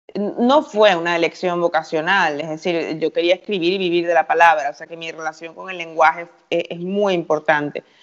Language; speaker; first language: Spanish; native; Spanish